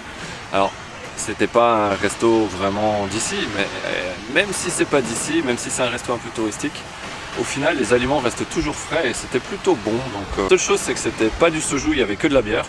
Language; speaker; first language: French; native; French